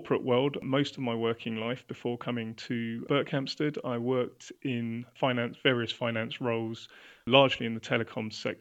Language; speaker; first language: English; native; English